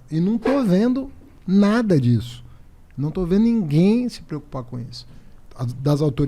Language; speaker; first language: Portuguese; native; Portuguese